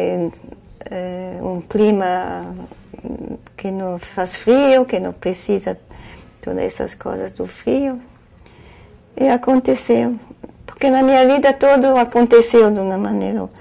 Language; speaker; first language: Portuguese; non-native, fluent; German